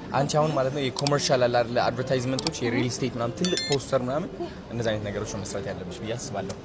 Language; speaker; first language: Amharic; native; Amharic